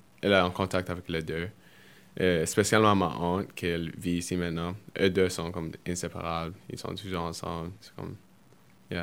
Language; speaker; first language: French; early bilingual, other home language; Spanish